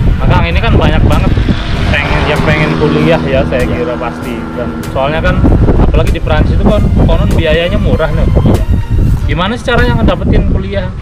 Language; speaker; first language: Indonesian; native; Indonesian